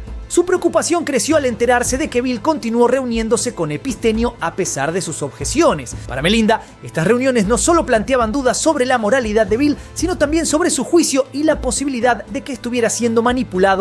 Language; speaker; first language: Spanish; native; Spanish